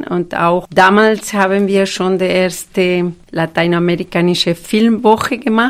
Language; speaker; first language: German; non-native, fluent; Spanish